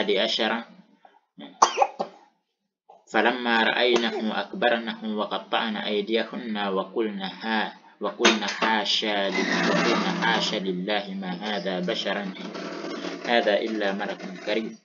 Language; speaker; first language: Arabic; non-native, fluent; Indonesian